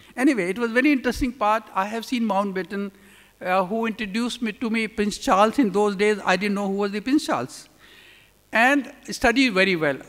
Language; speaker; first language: English; non-native, local second language; Urdu